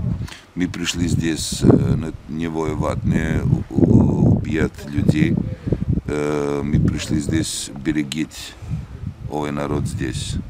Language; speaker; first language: Russian; non-native, learner; Serbian